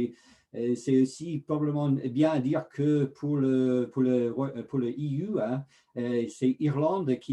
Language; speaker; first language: French; non-native, fluent; English